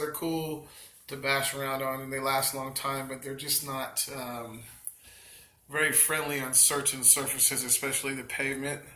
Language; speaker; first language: English; native; English